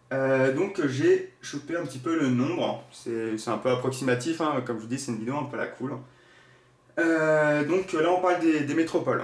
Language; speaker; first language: French; native; French